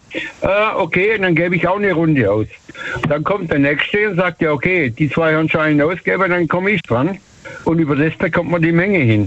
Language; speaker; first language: German; native; German